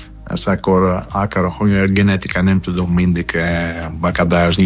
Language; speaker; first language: Hungarian; non-native, fluent; Greek